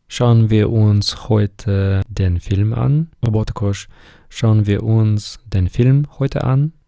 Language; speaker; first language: German; non-native, fluent; Ukrainian